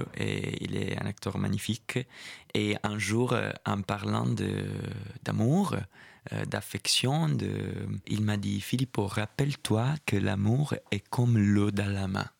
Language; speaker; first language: French; non-native, fluent; Italian